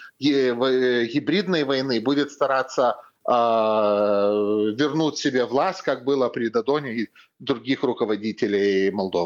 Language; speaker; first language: Russian; non-native, fluent; Lithuanian